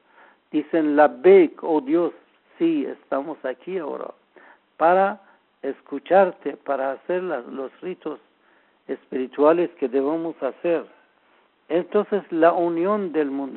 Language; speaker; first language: Spanish; non-native, learner; Persian